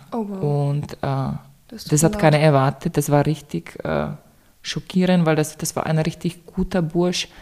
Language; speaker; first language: German; non-native, fluent; Czech